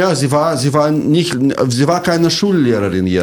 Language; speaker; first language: German; non-native, fluent; Russian